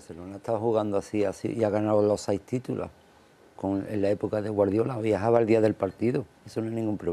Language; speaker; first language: Spanish; native; Spanish